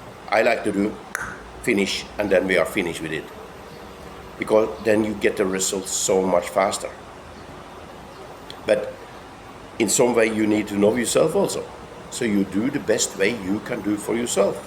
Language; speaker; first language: English; non-native, fluent; Norwegian